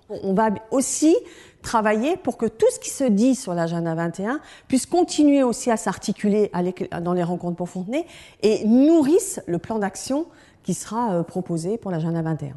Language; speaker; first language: French; native; French